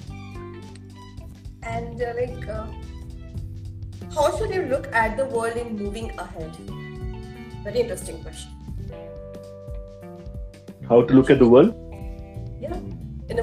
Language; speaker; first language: English; non-native, local second language; Telugu